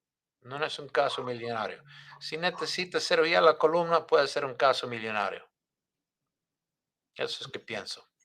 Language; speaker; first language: Spanish; non-native, fluent; Italian